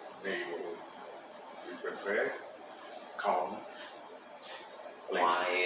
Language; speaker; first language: English; non-native, learner; Portuguese